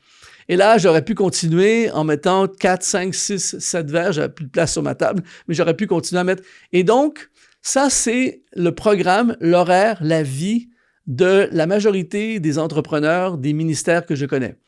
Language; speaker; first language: French; native; French